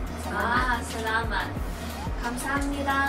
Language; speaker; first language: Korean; non-native, fluent; Filipino